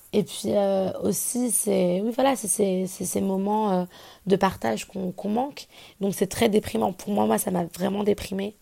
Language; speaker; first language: French; native; French